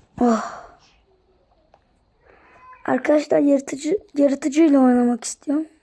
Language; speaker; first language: Turkish; native; Turkish